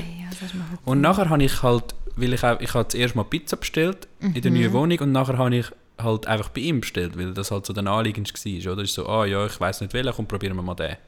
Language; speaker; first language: German; native; German